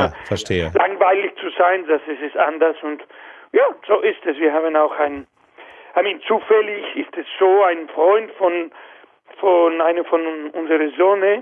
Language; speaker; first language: German; non-native, learner; Spanish